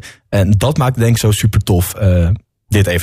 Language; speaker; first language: Dutch; native; Dutch